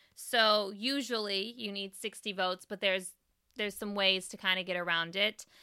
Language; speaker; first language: English; native; English